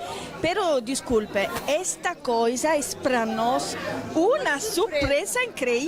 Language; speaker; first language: Portuguese; non-native, fluent; Italian